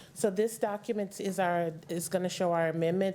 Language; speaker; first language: English; native; English